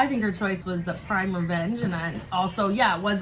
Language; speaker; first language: English; native; English